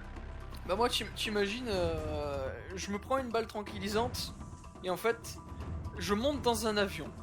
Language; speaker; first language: French; native; French